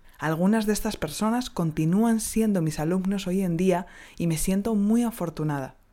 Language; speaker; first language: Spanish; native; Spanish